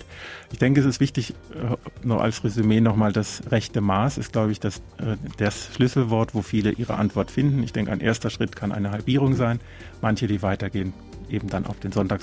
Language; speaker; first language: German; native; German